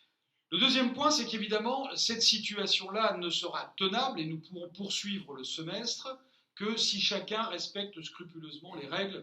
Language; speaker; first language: French; native; French